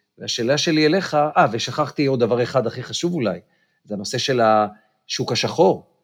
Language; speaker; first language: Hebrew; native; Hebrew